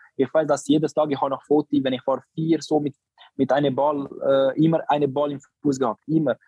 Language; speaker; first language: German; non-native, learner; Albanian